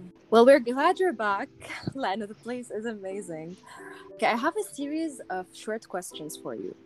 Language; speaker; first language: English; non-native, local second language; Arabic